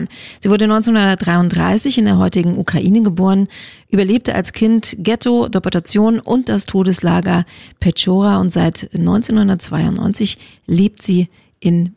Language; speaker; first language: German; native; German